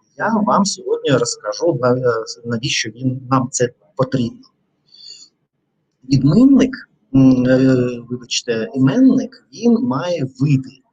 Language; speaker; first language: Ukrainian; non-native, learner; Russian